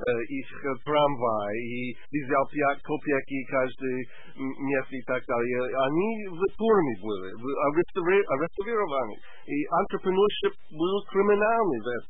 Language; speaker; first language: Russian; non-native, learner; English